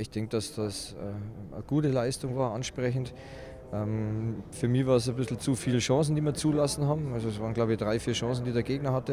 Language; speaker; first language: German; native; German